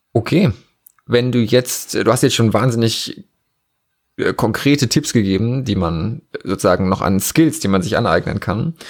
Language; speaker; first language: German; native; German